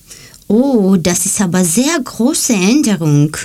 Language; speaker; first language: German; non-native, learner; Greek